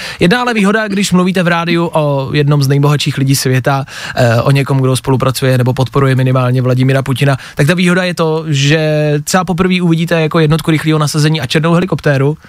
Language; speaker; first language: Czech; native; Czech